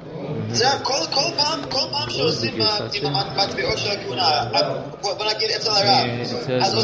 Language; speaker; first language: Hebrew; non-native, fluent; English